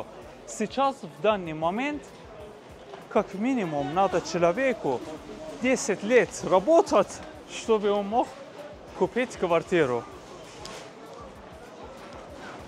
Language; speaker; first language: Russian; non-native, fluent; Persian